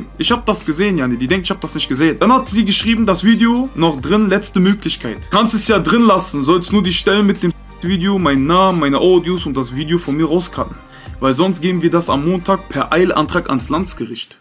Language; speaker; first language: German; early bilingual, other home language; Turkish